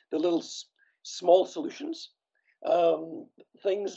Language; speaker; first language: English; native; English